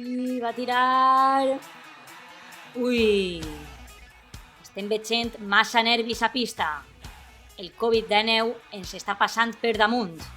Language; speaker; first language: Catalan; native; Catalan